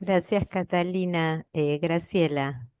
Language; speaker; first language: Spanish; native; Spanish